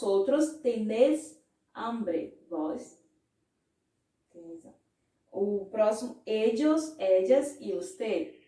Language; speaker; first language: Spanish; non-native, fluent; Portuguese